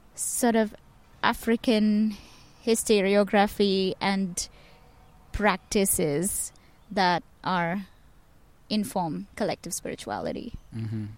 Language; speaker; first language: English; non-native, local second language; Tamil